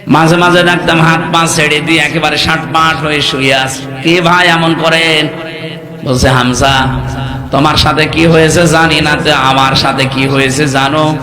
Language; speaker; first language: Bangla; native; Bangla